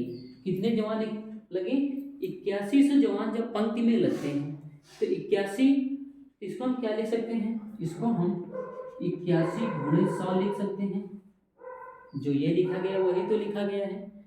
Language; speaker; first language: Hindi; native; Hindi